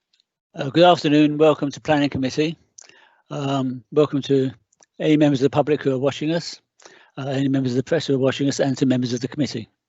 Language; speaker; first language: English; native; English